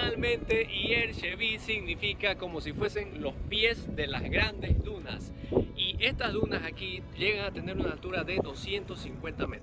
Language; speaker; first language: Spanish; native; Spanish